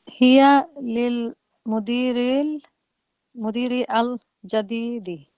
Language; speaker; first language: Arabic; non-native, learner; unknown